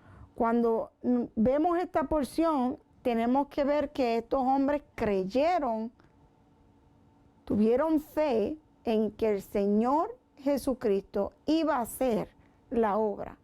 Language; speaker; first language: Spanish; native; Spanish